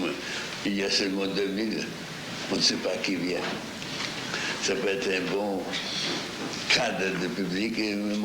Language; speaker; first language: French; non-native, fluent; Russian